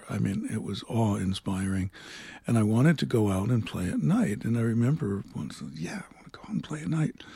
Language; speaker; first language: English; native; English